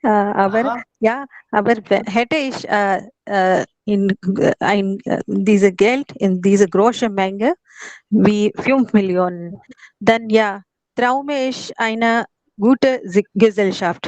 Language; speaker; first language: German; non-native, learner; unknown